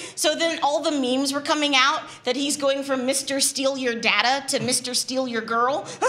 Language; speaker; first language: English; native; English